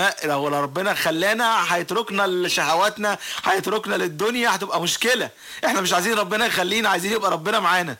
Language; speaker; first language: Arabic; native; Arabic